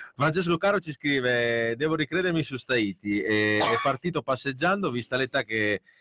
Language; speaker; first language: Italian; native; Italian